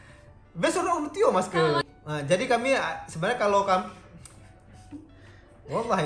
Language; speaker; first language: Indonesian; native; Indonesian